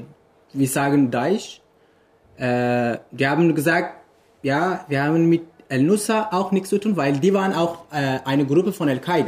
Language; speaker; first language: German; non-native, fluent; Kurdish